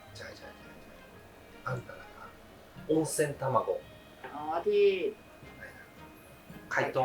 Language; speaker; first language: Thai; non-native, learner; Japanese